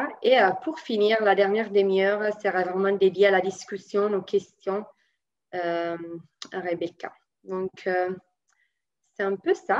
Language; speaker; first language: French; native; French